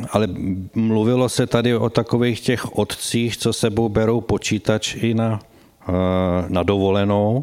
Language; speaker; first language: Czech; native; Czech